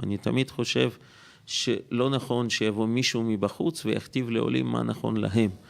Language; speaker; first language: Hebrew; non-native, fluent; Russian